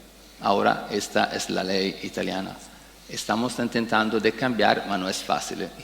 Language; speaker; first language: Spanish; non-native, learner; Italian